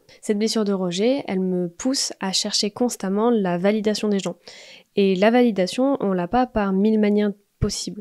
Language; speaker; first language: French; native; French